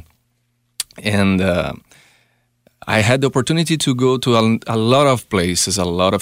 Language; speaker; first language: English; non-native, fluent; Portuguese